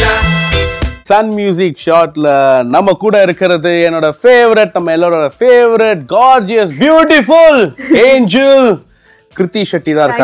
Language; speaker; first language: Tamil; native; Tamil